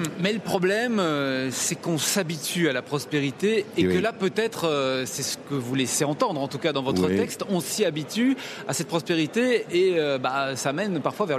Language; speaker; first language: French; native; French